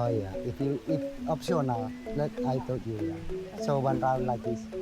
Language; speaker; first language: English; non-native, learner; Indonesian